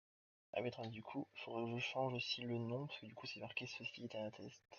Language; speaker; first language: French; native; French